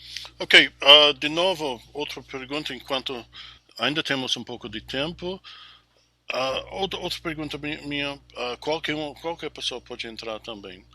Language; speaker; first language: Portuguese; non-native, fluent; English